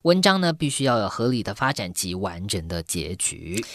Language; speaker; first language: Chinese; native; Chinese